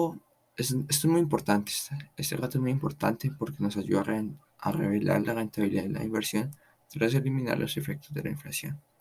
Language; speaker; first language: Spanish; native; Spanish